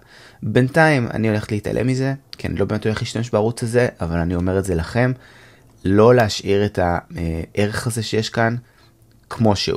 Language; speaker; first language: Hebrew; native; Hebrew